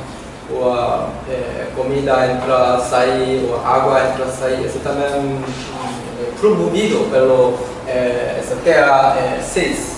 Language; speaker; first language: Portuguese; non-native, learner; Korean